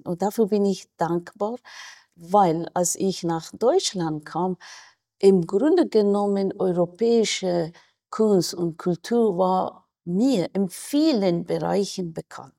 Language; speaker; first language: German; non-native, fluent; Persian